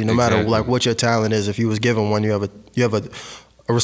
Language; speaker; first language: English; native; English